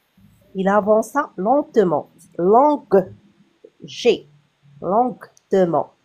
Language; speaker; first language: French; non-native, learner; Arabic